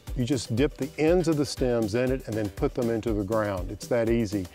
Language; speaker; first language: English; native; English